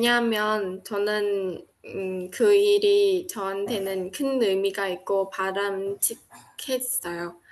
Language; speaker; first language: Korean; non-native, fluent; Vietnamese